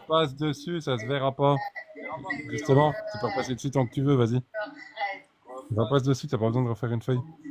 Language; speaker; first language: French; native; French